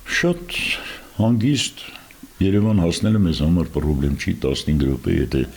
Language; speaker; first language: Armenian; native; Armenian